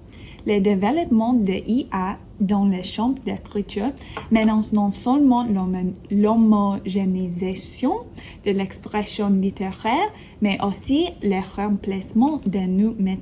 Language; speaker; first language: French; non-native, learner; English